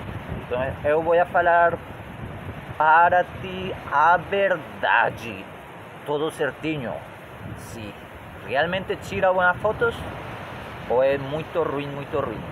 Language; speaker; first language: Portuguese; non-native, learner; Spanish